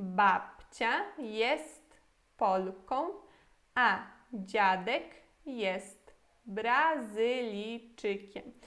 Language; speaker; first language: Polish; non-native, fluent; Portuguese